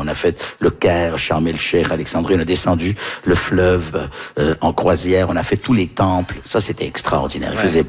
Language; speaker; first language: French; early bilingual, heritage; French